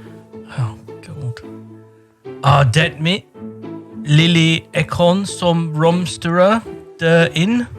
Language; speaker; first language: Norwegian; non-native, learner; English